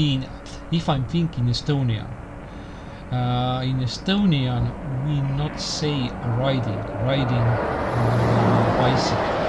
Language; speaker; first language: English; non-native, learner; Estonian